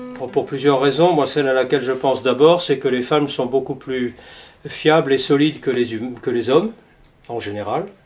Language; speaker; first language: French; native; French